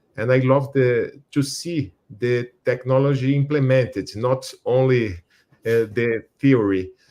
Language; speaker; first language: English; non-native, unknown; Portuguese